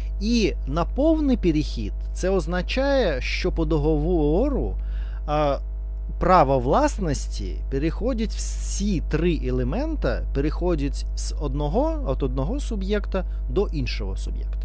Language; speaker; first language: Ukrainian; non-native, learner; Russian